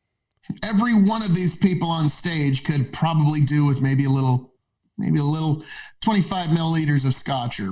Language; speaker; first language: English; native; English